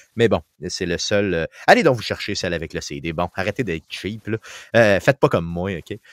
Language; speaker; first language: French; native; French